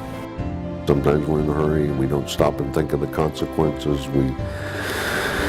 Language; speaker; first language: English; native; English